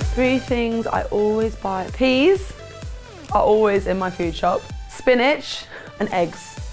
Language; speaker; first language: English; native; English